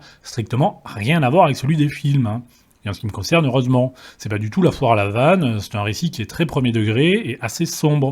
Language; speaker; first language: French; native; French